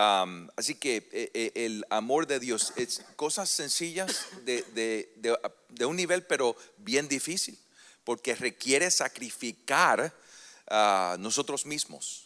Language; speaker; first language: Spanish; early bilingual, heritage; Spanish